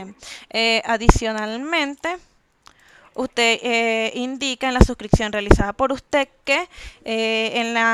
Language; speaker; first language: Spanish; native; Spanish